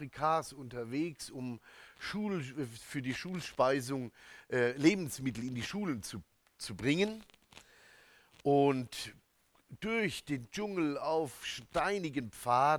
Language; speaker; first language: German; native; German